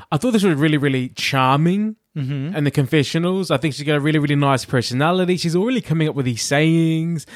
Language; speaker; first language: English; native; English